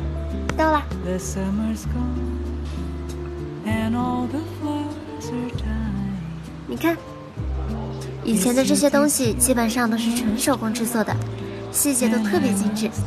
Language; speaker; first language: Chinese; native; Chinese